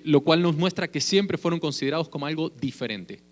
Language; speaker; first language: Spanish; native; Spanish